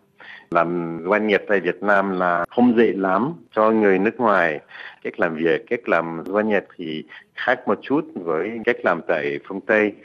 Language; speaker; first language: Vietnamese; non-native, fluent; French